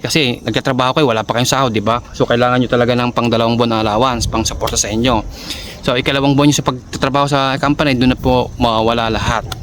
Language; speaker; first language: Filipino; native; Filipino